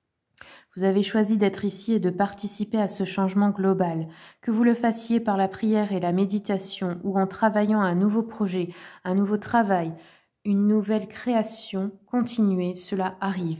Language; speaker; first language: French; native; French